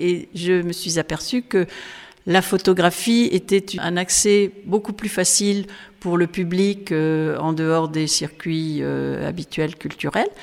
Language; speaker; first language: French; native; French